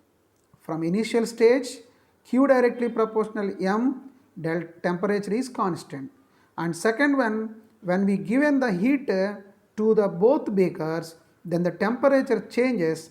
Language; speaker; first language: English; non-native, local second language; Telugu